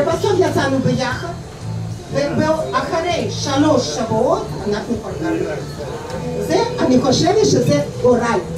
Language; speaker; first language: Hebrew; non-native, fluent; Russian